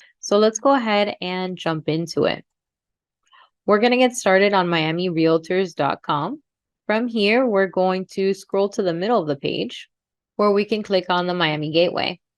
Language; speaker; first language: English; native; English